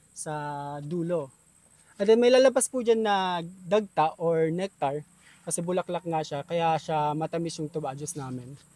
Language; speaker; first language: Filipino; non-native, local second language; Bikol